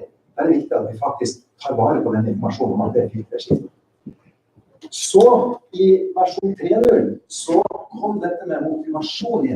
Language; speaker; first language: Norwegian; native; Norwegian